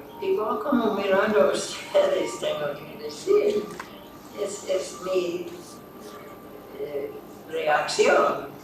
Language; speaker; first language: Spanish; non-native, fluent; English